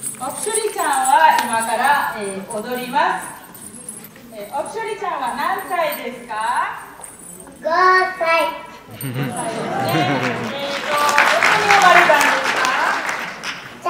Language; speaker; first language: Japanese; non-native, fluent; Bangla